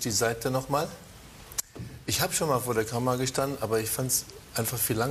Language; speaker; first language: German; native; German